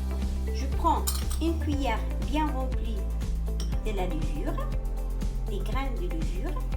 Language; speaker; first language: French; non-native, local second language; Arabic